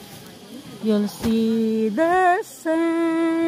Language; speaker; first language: English; non-native, local second language; Filipino